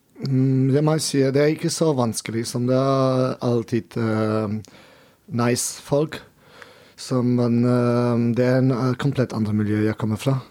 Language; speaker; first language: Norwegian; non-native, learner; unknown